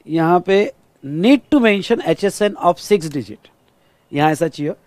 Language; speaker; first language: Hindi; non-native, local second language; Marathi